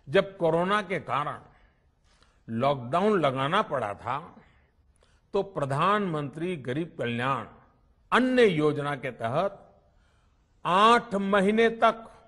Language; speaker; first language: Hindi; non-native, local second language; Gujarati